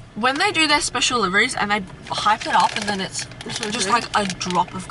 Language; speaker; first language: English; native; English